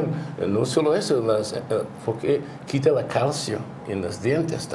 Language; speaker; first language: Spanish; non-native, learner; English